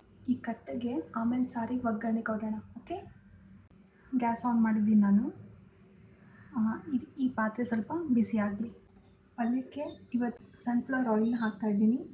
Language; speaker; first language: Kannada; native; Kannada